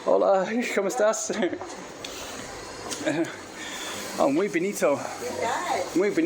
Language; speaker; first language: Spanish; non-native, learner; English